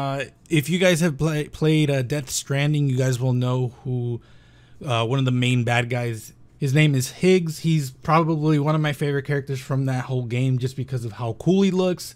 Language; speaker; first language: English; native; English